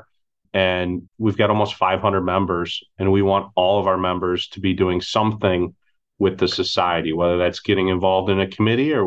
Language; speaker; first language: English; native; English